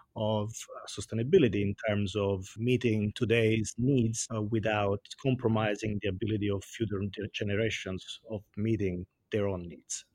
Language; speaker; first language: English; non-native, fluent; Italian